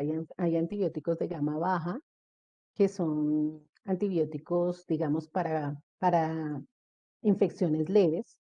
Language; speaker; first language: Spanish; native; Spanish